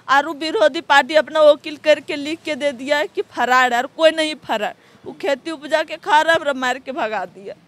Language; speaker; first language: Hindi; native; Hindi